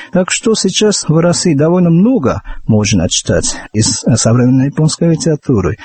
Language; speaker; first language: Russian; non-native, fluent; Japanese